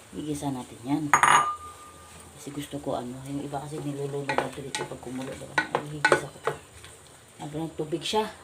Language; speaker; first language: Filipino; non-native, local second language; Cebuano